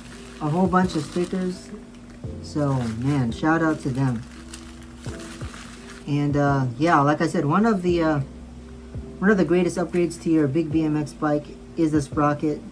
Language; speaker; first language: English; native; English